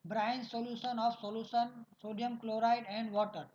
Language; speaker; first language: English; non-native, local second language; Gujarati